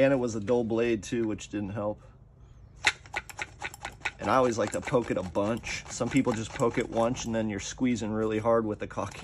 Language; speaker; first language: English; native; English